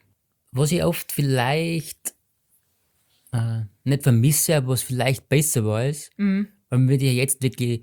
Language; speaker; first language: German; native; German